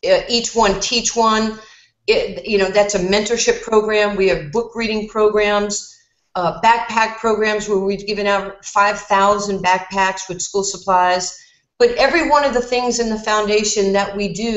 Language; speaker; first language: English; native; English